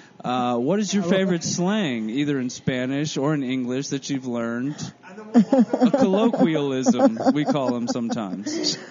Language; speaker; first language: English; native; English